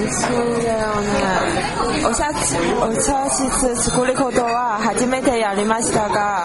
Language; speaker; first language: Japanese; non-native, learner; Chinese